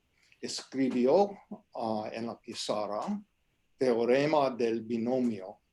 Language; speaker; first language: Spanish; non-native, fluent; English